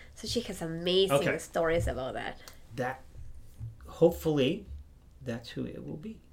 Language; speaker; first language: English; non-native, fluent; Spanish